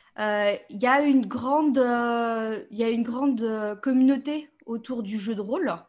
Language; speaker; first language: French; native; French